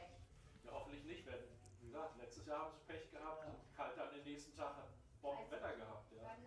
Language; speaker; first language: German; native; German